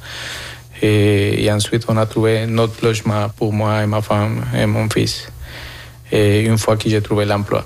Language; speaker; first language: French; non-native, fluent; Spanish